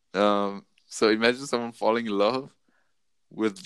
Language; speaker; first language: English; non-native, fluent; German